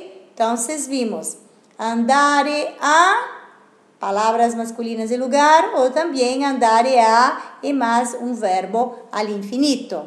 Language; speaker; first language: Spanish; non-native, fluent; Portuguese